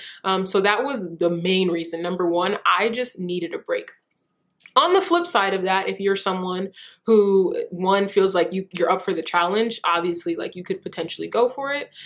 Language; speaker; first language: English; early bilingual, other home language; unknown